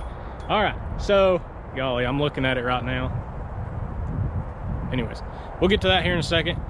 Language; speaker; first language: English; native; English